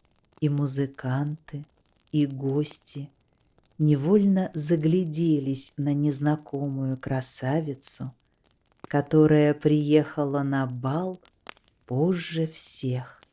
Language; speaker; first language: Russian; native; Russian